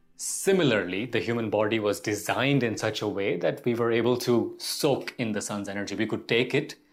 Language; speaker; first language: English; non-native, local second language; Gujarati